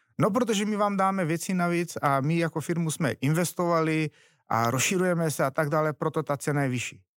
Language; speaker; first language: Czech; non-native, fluent; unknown